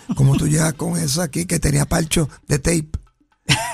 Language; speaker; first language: Spanish; native; Spanish